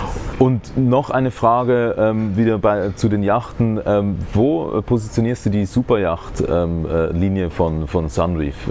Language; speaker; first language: German; native; German